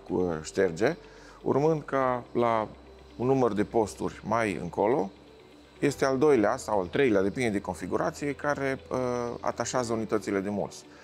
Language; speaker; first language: Romanian; native; Romanian